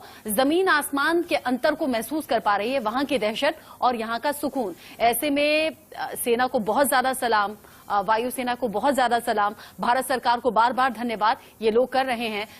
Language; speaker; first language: Hindi; native; Hindi